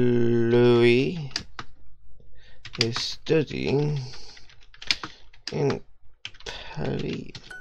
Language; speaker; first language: English; native; English